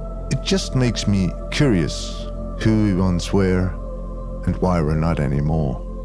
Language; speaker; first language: English; non-native, fluent; Dutch